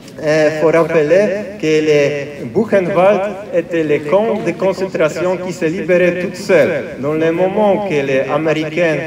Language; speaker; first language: French; non-native, fluent; Polish